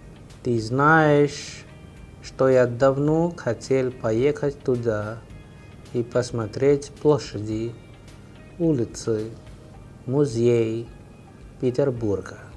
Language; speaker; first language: Russian; non-native, fluent; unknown